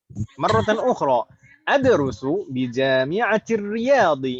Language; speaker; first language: Arabic; non-native, fluent; Indonesian